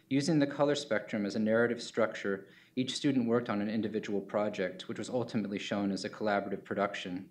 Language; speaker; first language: English; native; English